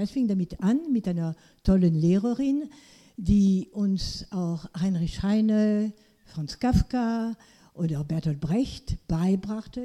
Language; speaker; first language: German; non-native, fluent; French